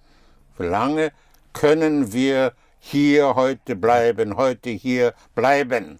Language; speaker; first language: German; non-native, fluent; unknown